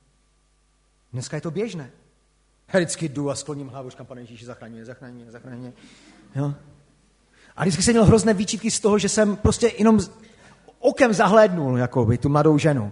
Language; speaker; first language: Czech; native; Czech